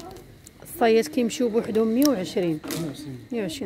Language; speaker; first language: Arabic; native; Arabic